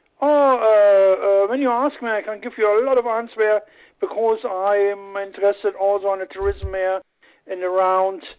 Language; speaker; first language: English; non-native, learner; Luxembourgish